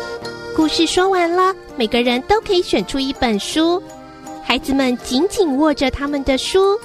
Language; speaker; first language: Chinese; native; Chinese